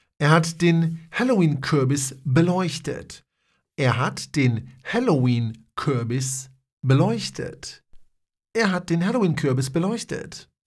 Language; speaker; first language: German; non-native, fluent; Polish